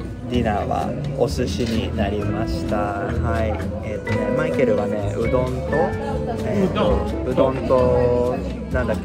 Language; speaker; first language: Japanese; native; Japanese